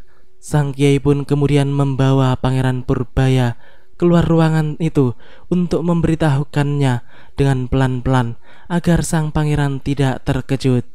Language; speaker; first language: Indonesian; native; Indonesian